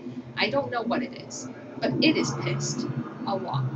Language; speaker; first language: English; native; English